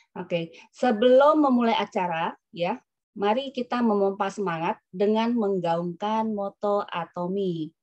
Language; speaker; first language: Indonesian; native; Indonesian